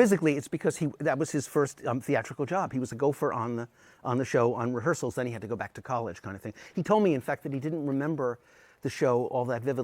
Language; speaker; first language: English; native; English